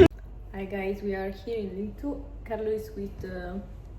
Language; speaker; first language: English; non-native, learner; French